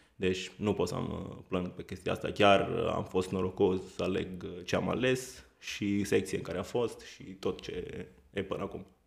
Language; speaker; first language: Romanian; non-native, fluent; Italian